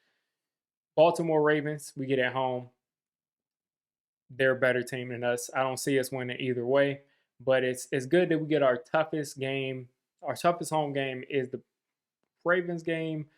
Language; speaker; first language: English; native; English